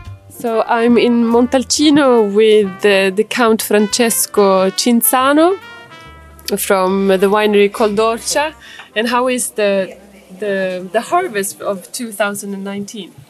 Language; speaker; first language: English; non-native, fluent; Swedish